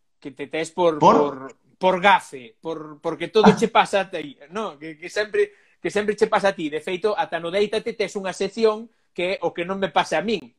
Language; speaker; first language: Galician; native; Galician